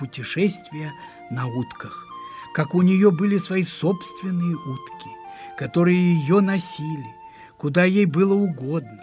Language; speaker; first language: Russian; native; Russian